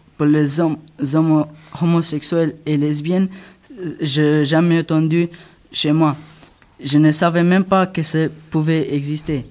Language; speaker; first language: French; non-native, learner; Albanian